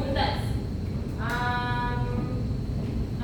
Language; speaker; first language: Arabic; non-native, learner; Malay